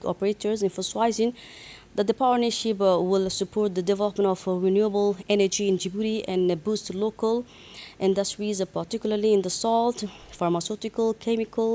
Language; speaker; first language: English; non-native, fluent; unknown